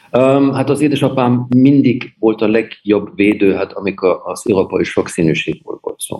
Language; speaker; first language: Hungarian; early bilingual, heritage; German